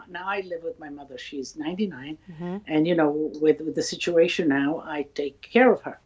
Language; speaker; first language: English; non-native, fluent; Italian